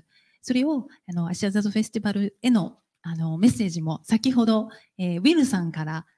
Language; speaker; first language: Japanese; native; Japanese